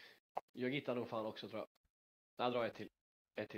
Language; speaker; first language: Swedish; native; Swedish